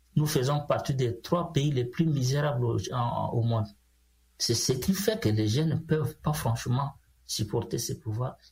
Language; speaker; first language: French; non-native, local second language; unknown